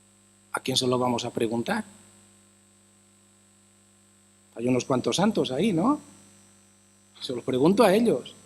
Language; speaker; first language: Spanish; native; Spanish